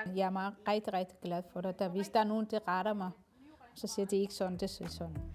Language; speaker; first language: Danish; non-native, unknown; Somali